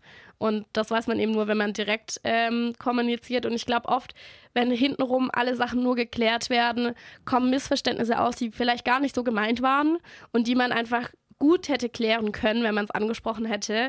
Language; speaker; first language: German; native; German